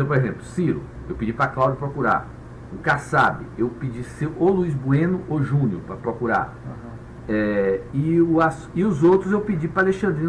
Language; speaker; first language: Portuguese; native; Portuguese